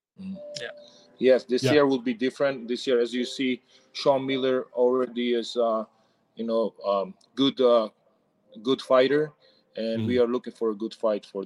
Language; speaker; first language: English; non-native, fluent; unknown